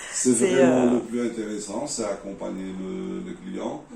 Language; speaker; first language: French; non-native, learner; Portuguese